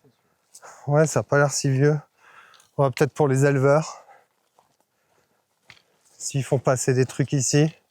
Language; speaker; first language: French; native; French